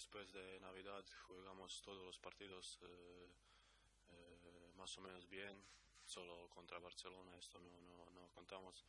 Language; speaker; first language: Spanish; non-native, learner; Croatian